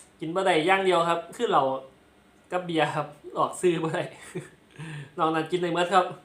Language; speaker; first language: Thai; non-native, local second language; Lao